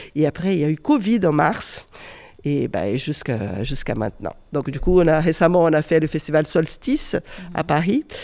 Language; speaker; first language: French; non-native, fluent; Portuguese